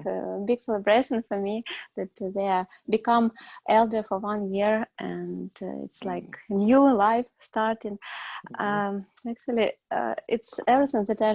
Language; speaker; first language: English; non-native, learner; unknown